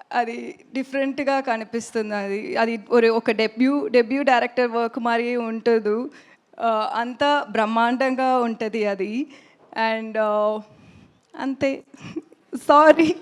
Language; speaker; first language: Telugu; non-native, learner; Tamil